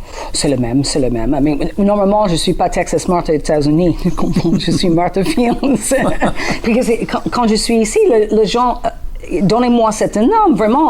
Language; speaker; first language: French; non-native, learner; English